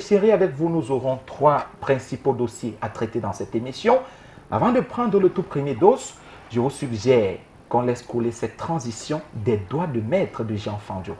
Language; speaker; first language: French; native; French